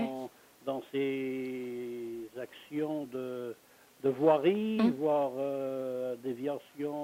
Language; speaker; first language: French; native; French